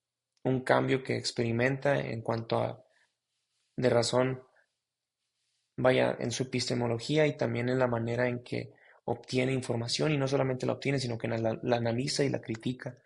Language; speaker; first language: Spanish; native; Spanish